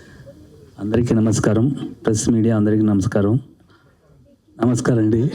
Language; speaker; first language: Telugu; non-native, learner; Tamil